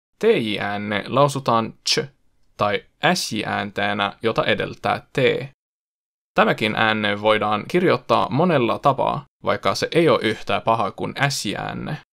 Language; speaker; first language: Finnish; non-native, fluent; Swedish